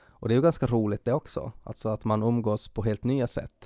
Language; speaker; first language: Swedish; native; Swedish